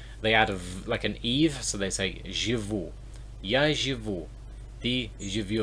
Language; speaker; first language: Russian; non-native, learner; English